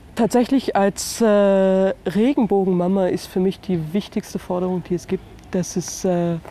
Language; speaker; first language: German; native; German